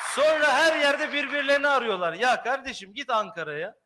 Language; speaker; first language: Turkish; native; Turkish